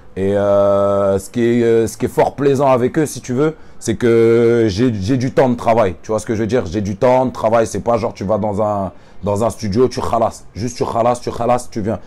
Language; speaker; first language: French; native; French